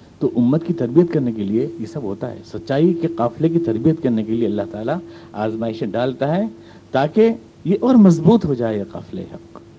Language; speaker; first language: Urdu; native; Urdu